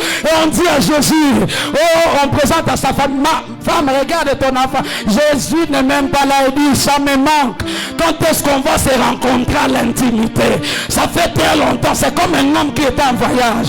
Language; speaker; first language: French; non-native, local second language; Swahili